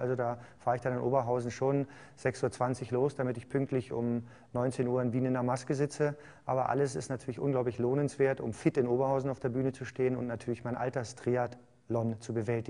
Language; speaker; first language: German; native; German